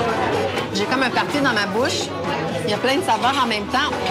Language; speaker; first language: French; native; French